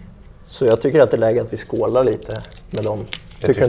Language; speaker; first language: Swedish; native; Swedish